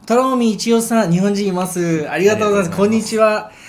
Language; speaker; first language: Japanese; non-native, fluent; English